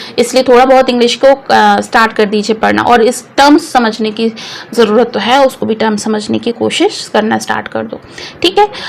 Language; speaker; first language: Hindi; native; Hindi